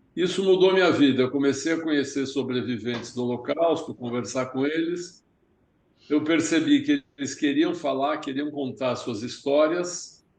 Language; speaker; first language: Portuguese; early bilingual, other home language; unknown